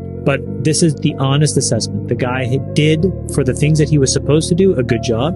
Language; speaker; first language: English; native; English